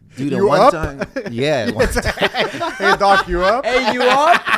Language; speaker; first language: English; native; English